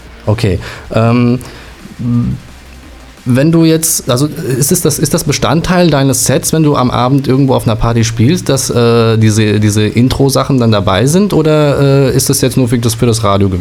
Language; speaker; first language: German; native; German